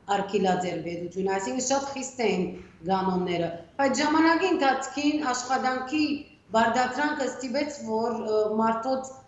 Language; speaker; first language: Armenian; early bilingual, heritage; Armenian